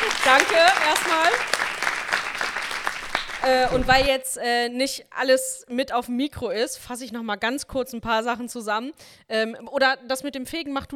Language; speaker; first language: German; native; German